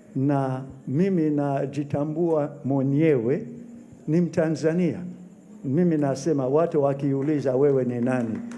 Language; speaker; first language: Swahili; non-native, fluent; English